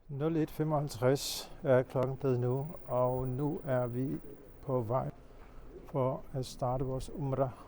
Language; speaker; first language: Danish; early bilingual, other home language; Urdu